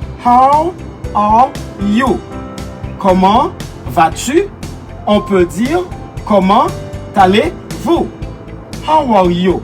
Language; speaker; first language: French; non-native, local second language; Haitian Creole